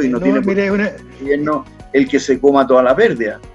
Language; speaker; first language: Spanish; native; Spanish